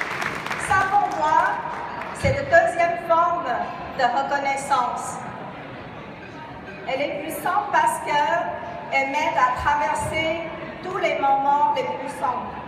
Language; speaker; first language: French; non-native, fluent; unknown